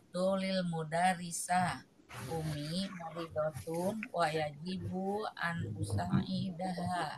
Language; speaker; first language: Arabic; non-native, learner; Indonesian